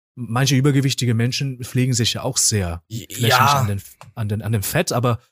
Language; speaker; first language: German; non-native, fluent; Korean